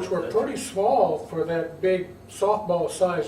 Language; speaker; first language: English; native; English